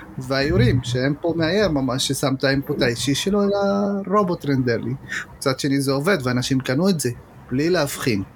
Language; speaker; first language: Hebrew; native; Hebrew